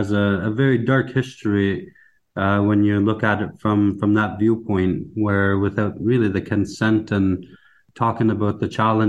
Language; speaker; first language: English; native; English